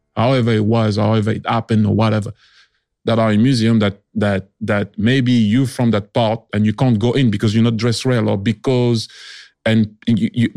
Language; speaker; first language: English; early bilingual, other home language; French